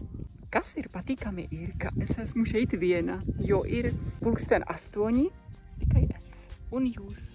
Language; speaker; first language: Latvian; non-native, fluent; Czech